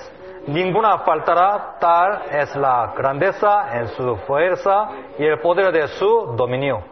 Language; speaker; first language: Spanish; non-native, learner; Korean